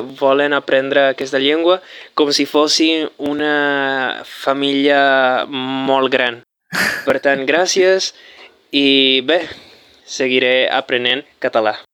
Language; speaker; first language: Catalan; non-native, fluent; Spanish